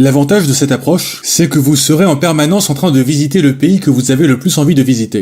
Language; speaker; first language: French; native; French